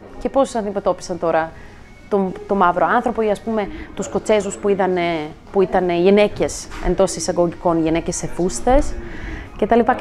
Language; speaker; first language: Greek; non-native, fluent; Serbian